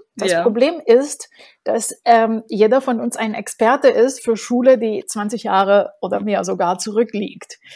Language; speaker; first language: German; non-native, fluent; Romanian